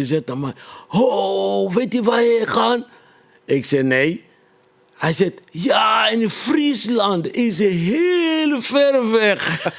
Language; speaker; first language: Dutch; non-native, fluent; Lingala